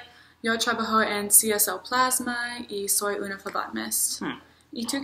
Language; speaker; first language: Spanish; non-native, learner; English